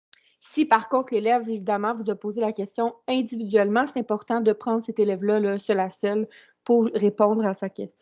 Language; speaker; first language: French; native; French